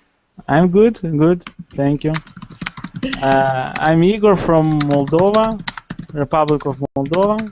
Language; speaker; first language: English; non-native, learner; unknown